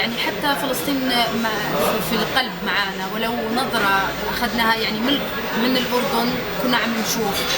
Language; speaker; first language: Arabic; native; Arabic